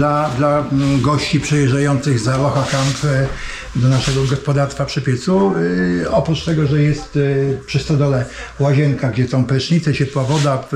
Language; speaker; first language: Polish; native; Polish